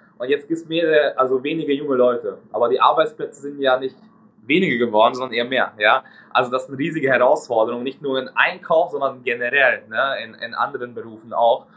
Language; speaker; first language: German; non-native, fluent; Hungarian